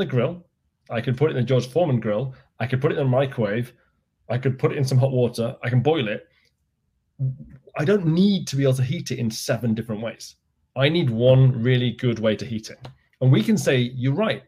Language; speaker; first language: English; native; English